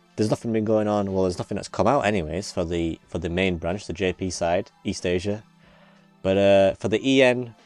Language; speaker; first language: English; native; English